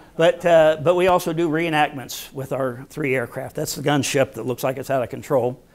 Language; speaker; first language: English; native; English